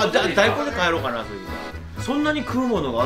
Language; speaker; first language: Japanese; native; Japanese